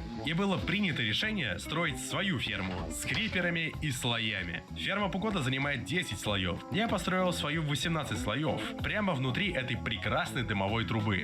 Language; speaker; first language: Russian; native; Russian